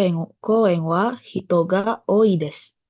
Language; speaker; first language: Japanese; non-native, learner; Indonesian